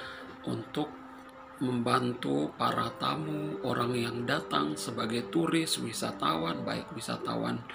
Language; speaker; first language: Indonesian; non-native, fluent; Persian